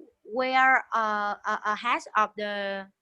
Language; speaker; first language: English; non-native, learner; Vietnamese